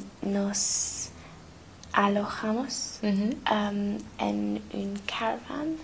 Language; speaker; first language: Spanish; non-native, learner; English